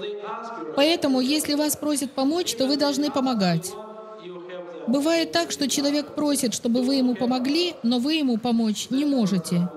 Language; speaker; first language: Russian; native; Russian